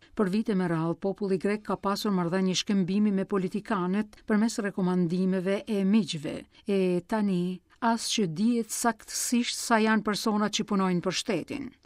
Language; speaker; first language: Albanian; non-native, fluent; Greek